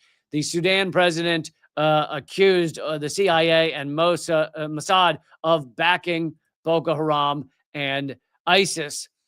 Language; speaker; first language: English; native; English